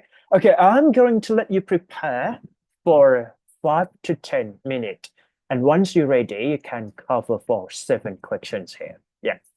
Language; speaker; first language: English; non-native, fluent; Thai